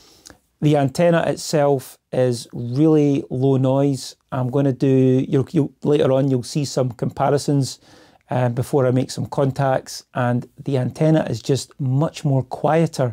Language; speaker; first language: English; native; English